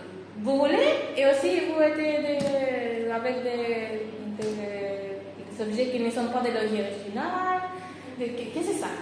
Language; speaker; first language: French; non-native, fluent; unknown